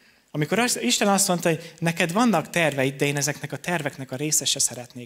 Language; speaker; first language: Hungarian; native; Hungarian